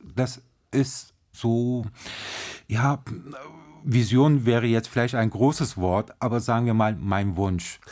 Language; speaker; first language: German; early bilingual, other home language; Turkish